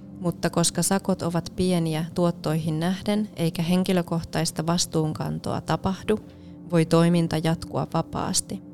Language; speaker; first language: Finnish; native; Finnish